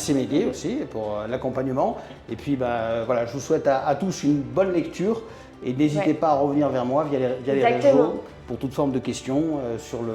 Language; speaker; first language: French; native; French